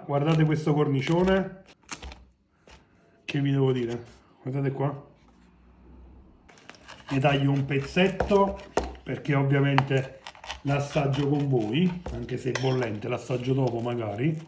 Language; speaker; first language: Italian; native; Italian